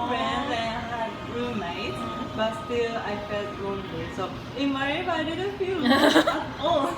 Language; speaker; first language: English; non-native, learner; Japanese